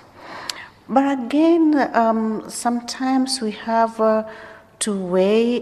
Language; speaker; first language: English; non-native, local second language; Luo (Kenya and Tanzania)